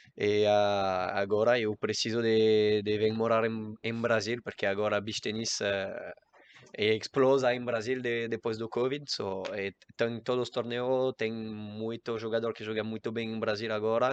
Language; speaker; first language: Portuguese; non-native, learner; French